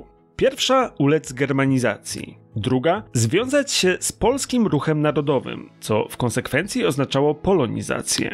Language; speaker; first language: Polish; native; Polish